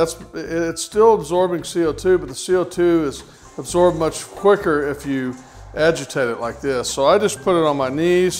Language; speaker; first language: English; native; English